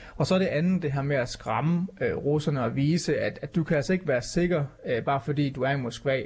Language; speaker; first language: Danish; native; Danish